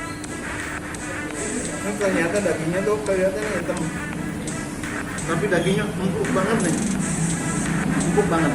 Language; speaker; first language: Indonesian; non-native, local second language; Sundanese